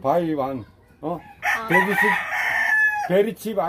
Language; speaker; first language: English; non-native, learner; Korean